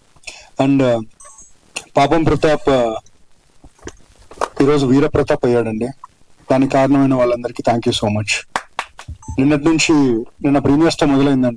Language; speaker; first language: Telugu; native; Telugu